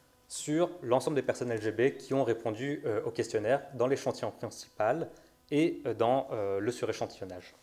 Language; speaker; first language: French; native; French